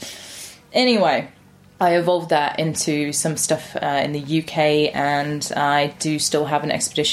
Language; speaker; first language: English; native; English